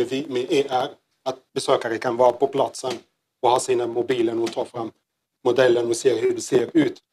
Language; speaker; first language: Swedish; non-native, learner; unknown